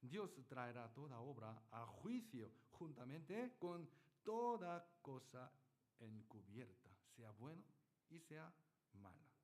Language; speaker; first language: Spanish; non-native, learner; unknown